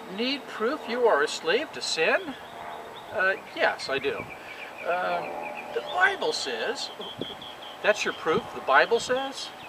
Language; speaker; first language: English; native; English